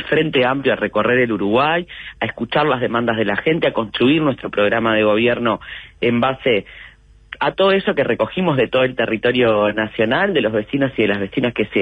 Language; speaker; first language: Spanish; native; Spanish